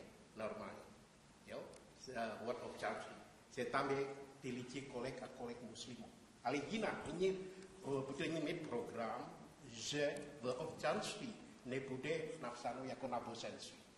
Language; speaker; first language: Czech; non-native, learner; Indonesian